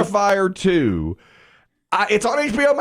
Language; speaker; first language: English; native; English